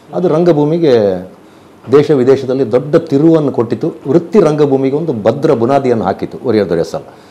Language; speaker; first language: Kannada; non-native, local second language; Tulu